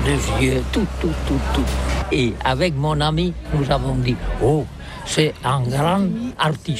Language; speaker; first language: French; non-native, learner; Catalan